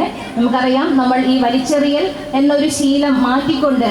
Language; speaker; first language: Malayalam; native; Malayalam